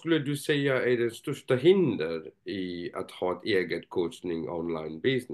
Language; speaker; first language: Swedish; non-native, fluent; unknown